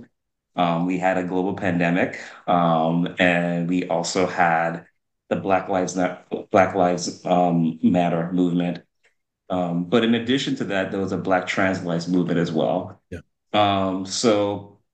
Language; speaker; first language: English; non-native, local second language; Yoruba